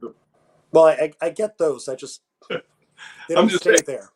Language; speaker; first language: English; native; English